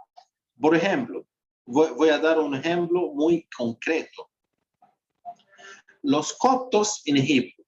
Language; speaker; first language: Spanish; non-native, fluent; Arabic